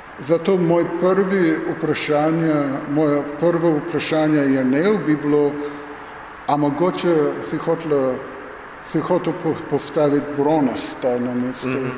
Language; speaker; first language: Slovenian; non-native, fluent; English